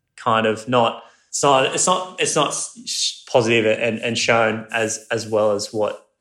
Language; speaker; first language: English; non-native, local second language; Japanese